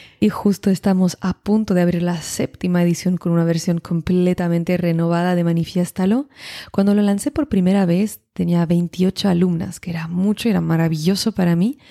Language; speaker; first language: Spanish; non-native, fluent; French